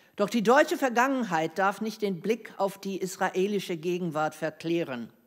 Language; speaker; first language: German; non-native, fluent; English